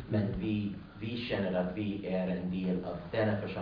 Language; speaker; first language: Swedish; non-native, learner; English